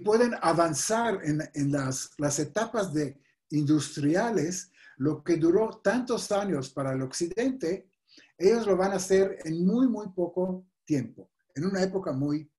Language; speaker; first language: Spanish; non-native, fluent; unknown